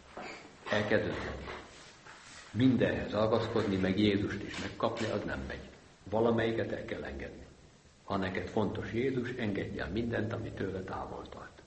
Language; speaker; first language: Hungarian; native; Hungarian